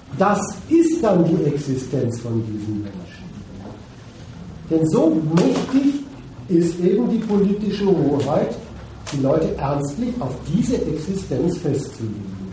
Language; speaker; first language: German; native; German